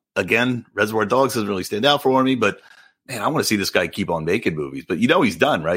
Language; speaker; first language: English; native; English